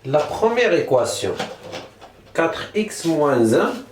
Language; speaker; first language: French; non-native, local second language; Arabic